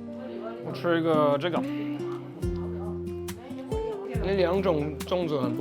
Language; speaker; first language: Chinese; non-native, fluent; French